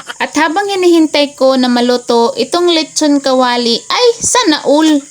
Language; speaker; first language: Filipino; non-native, local second language; Cebuano